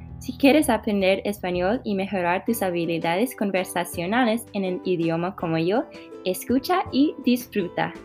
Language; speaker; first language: Spanish; early bilingual, heritage; English